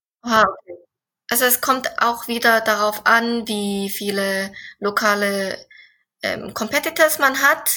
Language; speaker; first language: German; non-native, fluent; Korean